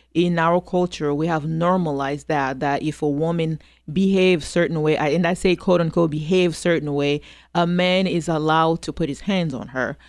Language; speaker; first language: English; non-native, fluent; French